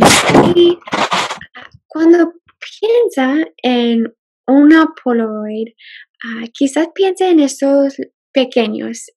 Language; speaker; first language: Spanish; non-native, fluent; English